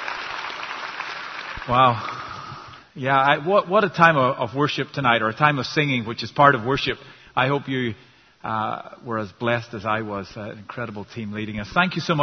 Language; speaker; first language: English; native; English